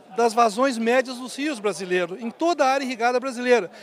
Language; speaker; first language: Portuguese; native; Portuguese